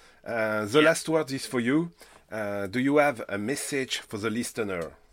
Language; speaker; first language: English; non-native, learner; French